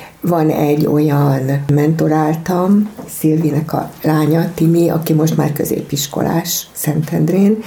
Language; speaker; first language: Hungarian; native; Hungarian